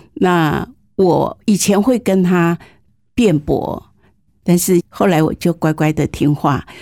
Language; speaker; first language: Chinese; native; Chinese